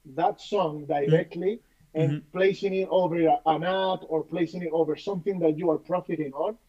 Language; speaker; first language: English; non-native, fluent; Spanish